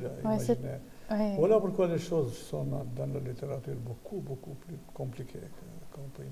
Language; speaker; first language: French; non-native, fluent; Albanian